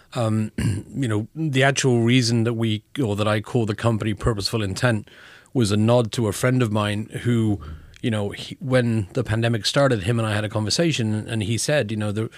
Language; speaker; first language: English; native; English